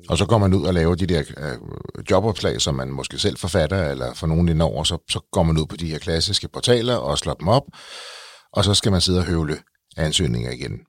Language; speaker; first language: Danish; native; Danish